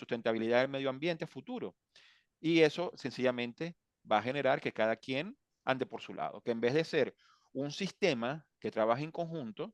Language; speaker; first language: Spanish; native; Spanish